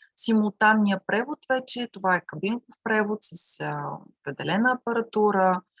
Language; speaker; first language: Bulgarian; native; Bulgarian